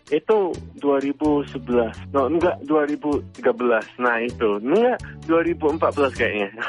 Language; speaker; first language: Indonesian; non-native, fluent; English